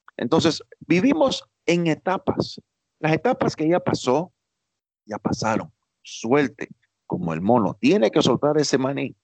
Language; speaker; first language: Spanish; early bilingual, heritage; Spanish